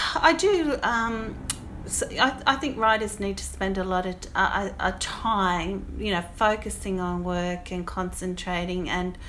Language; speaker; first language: English; native; English